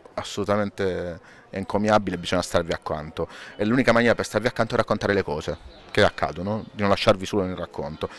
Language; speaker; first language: Italian; native; Italian